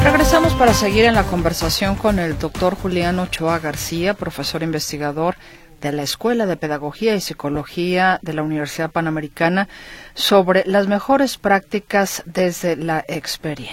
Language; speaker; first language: Spanish; native; Spanish